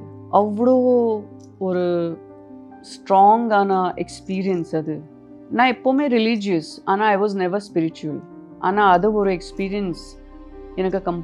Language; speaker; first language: Tamil; non-native, fluent; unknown